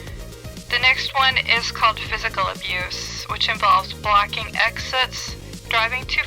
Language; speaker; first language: English; native; English